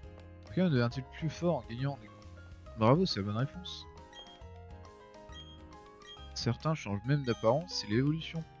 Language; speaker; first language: French; native; French